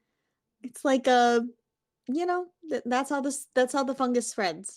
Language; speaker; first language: English; native; English